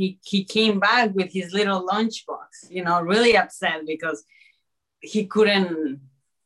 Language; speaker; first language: English; early bilingual, other home language; Spanish